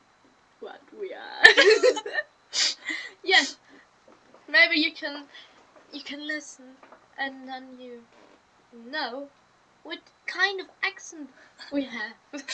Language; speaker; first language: English; non-native, learner; German